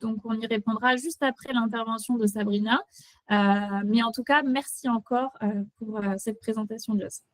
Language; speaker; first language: French; native; French